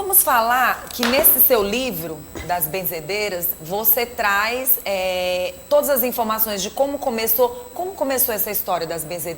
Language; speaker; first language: Portuguese; native; Portuguese